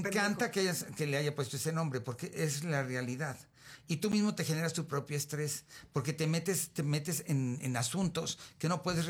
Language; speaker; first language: Spanish; native; Spanish